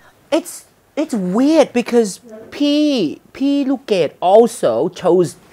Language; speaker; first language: English; non-native, fluent; Thai